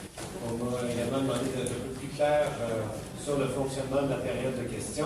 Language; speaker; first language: French; native; French